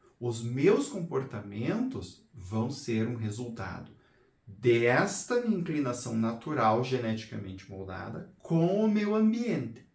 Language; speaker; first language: Portuguese; native; Portuguese